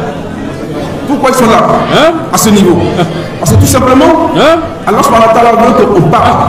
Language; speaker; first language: French; non-native, local second language; Soninke